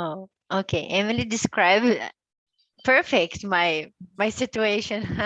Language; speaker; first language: English; non-native, learner; Portuguese